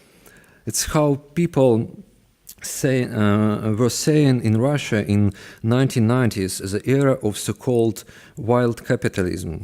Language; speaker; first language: English; non-native, fluent; Russian